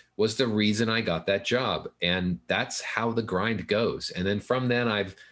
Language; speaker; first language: English; native; English